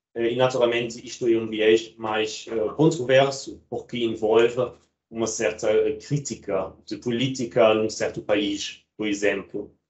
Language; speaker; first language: Portuguese; non-native, fluent; German